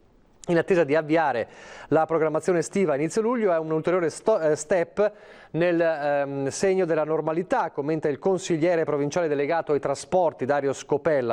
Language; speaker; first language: Italian; native; Italian